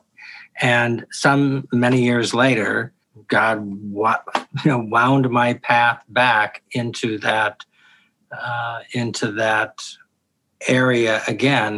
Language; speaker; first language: English; native; English